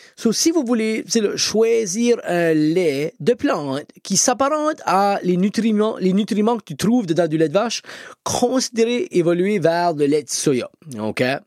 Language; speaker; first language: French; native; French